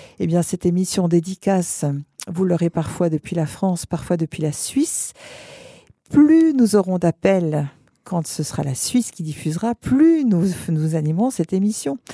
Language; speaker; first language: French; native; French